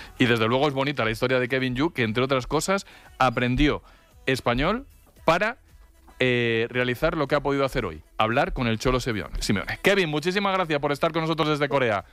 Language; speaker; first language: Spanish; native; Spanish